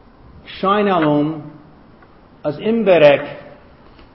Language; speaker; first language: Hungarian; non-native, fluent; English